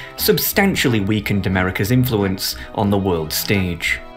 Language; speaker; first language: English; native; English